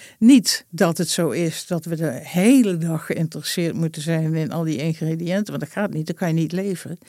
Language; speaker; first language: Dutch; native; Dutch